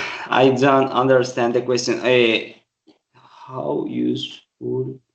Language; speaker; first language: English; non-native, learner; Spanish